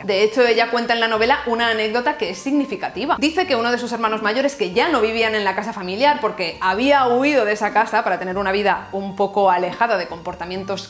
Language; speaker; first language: Spanish; native; Spanish